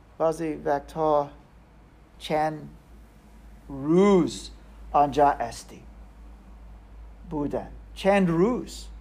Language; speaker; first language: Persian; non-native, learner; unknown